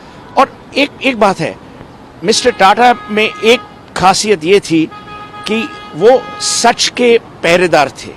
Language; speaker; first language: Hindi; native; Hindi